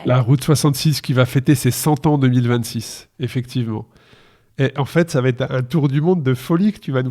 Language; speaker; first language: French; native; French